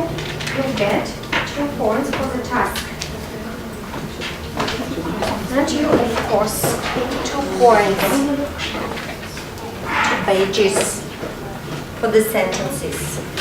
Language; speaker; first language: English; non-native, fluent; Russian